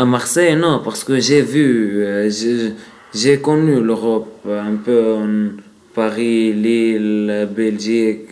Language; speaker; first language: French; non-native, learner; Arabic